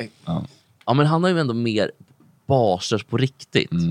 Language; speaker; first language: Swedish; native; Swedish